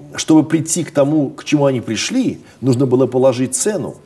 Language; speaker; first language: Russian; native; Russian